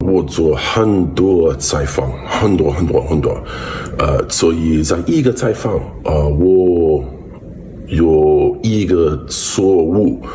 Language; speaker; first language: Chinese; non-native, learner; English